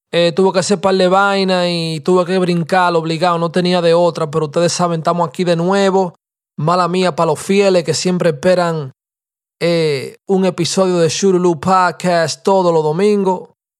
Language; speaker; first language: Spanish; early bilingual, heritage; Spanish